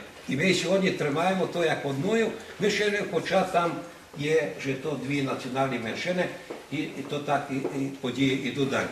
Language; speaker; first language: Ukrainian; early bilingual, heritage; Ukrainian